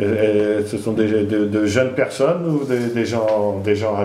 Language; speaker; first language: French; non-native, fluent; Dutch